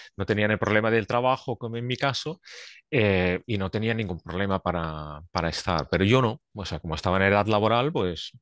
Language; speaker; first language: Spanish; non-native, fluent; Swiss German